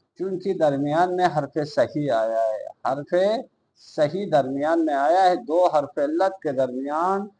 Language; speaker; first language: Urdu; non-native, local second language; Balti